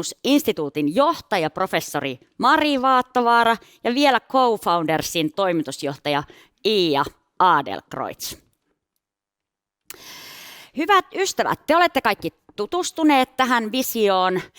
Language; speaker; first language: Finnish; native; Finnish